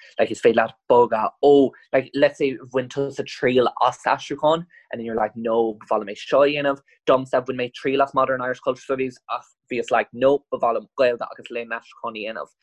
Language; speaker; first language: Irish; non-native, local second language; English